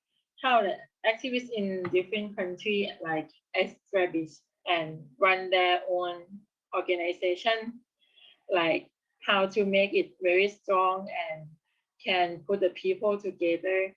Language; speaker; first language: English; non-native, learner; Thai